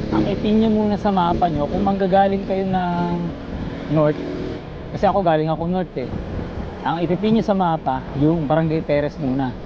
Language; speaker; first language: Filipino; native; Filipino